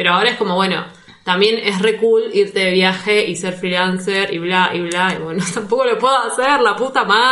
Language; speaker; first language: Spanish; native; Spanish